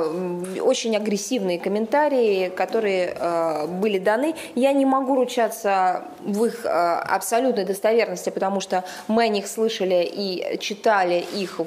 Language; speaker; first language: Russian; native; Russian